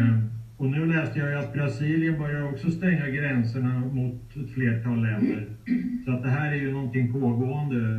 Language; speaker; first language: Swedish; native; Swedish